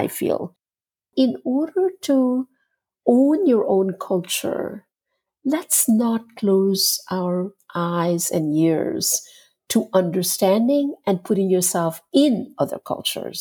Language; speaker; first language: English; non-native, local second language; Gujarati